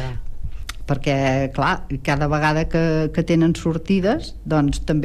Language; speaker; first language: Catalan; native; Catalan